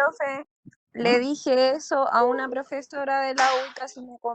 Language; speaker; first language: Spanish; native; Spanish